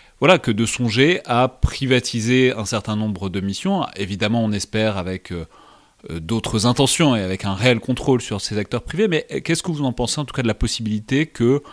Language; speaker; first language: French; native; French